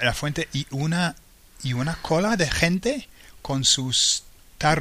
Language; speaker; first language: Spanish; non-native, fluent; English